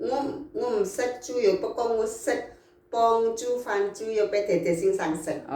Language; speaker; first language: Cantonese; non-native, fluent; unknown